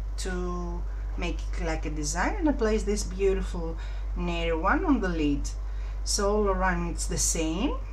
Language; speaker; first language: English; non-native, fluent; Greek